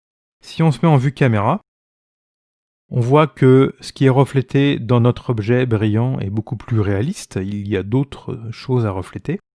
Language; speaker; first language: French; native; French